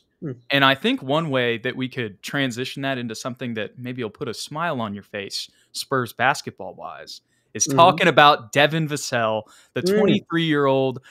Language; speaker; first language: English; native; English